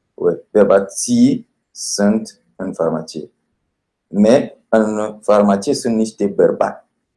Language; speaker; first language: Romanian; non-native, fluent; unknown